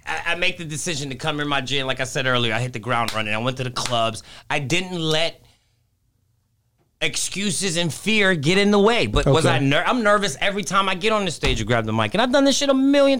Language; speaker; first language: English; early bilingual, other home language; Greek